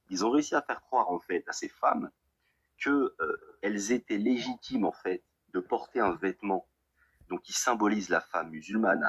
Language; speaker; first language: French; native; French